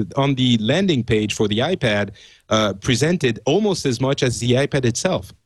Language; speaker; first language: English; non-native, fluent; French